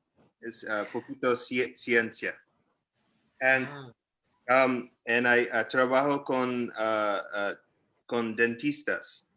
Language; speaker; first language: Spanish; early bilingual, heritage; English